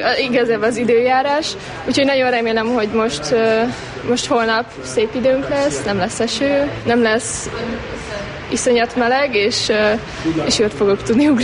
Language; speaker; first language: Hungarian; native; Hungarian